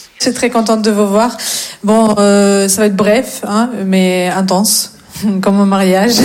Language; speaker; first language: French; non-native, fluent; Russian